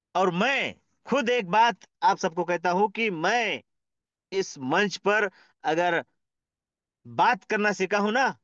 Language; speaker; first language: Hindi; non-native, local second language; Marathi